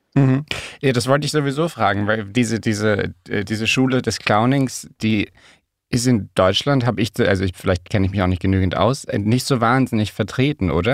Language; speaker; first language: German; native; German